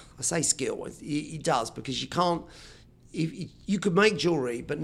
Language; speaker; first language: English; native; English